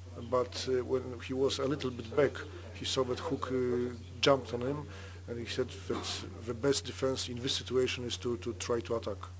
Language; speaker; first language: English; non-native, fluent; Polish